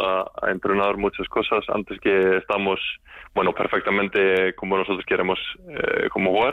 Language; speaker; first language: Spanish; non-native, learner; Icelandic